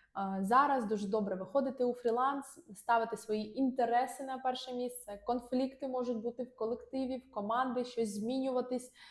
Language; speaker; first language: Ukrainian; non-native, local second language; Russian